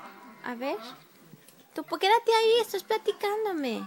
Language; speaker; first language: Spanish; native; Spanish